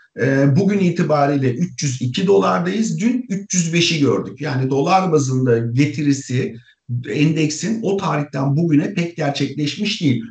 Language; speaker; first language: Turkish; native; Turkish